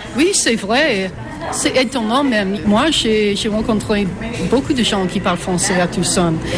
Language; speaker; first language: French; non-native, fluent; English